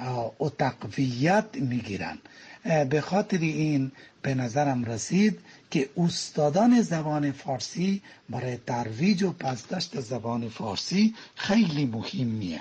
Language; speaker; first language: Persian; non-native, fluent; Bangla